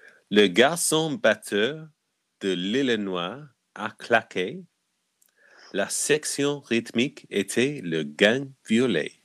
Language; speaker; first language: French; non-native, learner; English